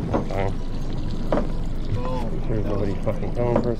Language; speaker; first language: English; native; English